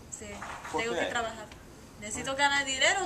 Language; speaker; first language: Spanish; non-native, learner; English